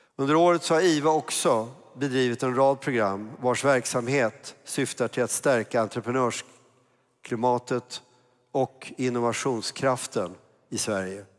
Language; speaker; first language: Swedish; native; Swedish